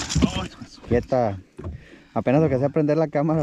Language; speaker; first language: Spanish; native; Spanish